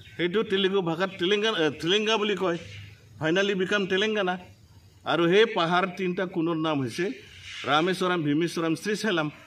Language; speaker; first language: Assamese; non-native, local second language; Bodo